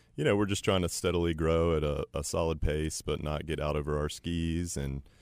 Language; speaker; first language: English; native; English